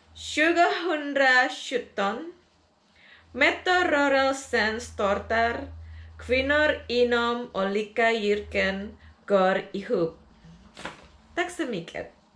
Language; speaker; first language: Indonesian; native; Indonesian